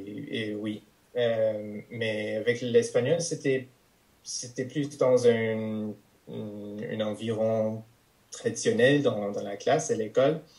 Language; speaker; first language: French; non-native, fluent; English